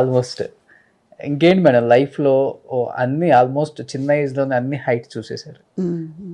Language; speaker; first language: Telugu; native; Telugu